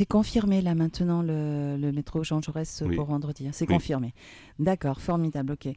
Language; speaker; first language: French; native; French